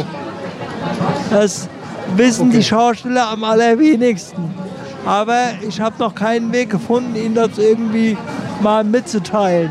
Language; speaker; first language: German; native; German